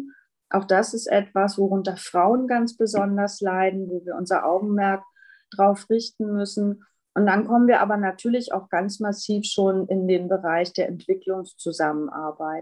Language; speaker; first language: German; native; German